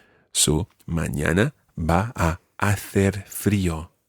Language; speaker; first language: Spanish; non-native, fluent; English